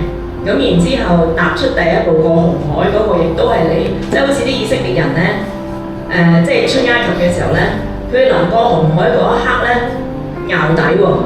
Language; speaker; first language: Cantonese; native; Cantonese